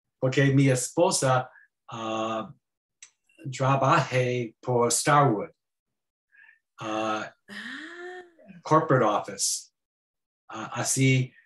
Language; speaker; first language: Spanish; non-native, learner; English